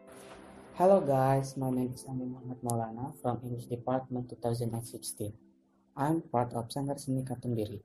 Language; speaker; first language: English; non-native, learner; Indonesian